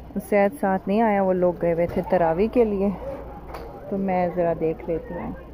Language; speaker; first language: Urdu; native; Urdu